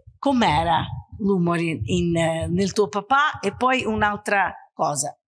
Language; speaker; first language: Italian; non-native, fluent; Portuguese